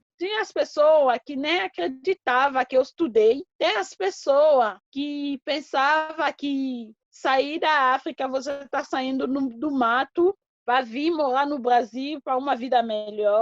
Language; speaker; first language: Portuguese; non-native, fluent; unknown